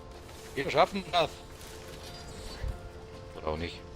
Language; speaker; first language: German; native; German